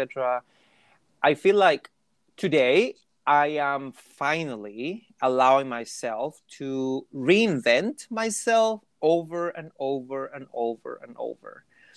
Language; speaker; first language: English; non-native, fluent; Spanish